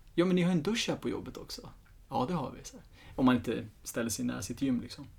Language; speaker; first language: Swedish; early bilingual, other home language; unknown